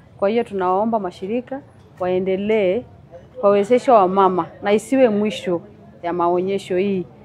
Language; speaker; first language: Swahili; non-native, local second language; Masai